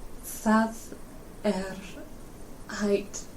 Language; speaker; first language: Icelandic; non-native, learner; English